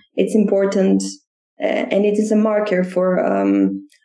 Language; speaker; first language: English; non-native, fluent; Greek